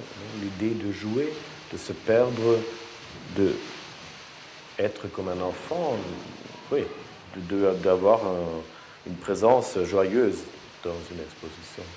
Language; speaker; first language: French; non-native, fluent; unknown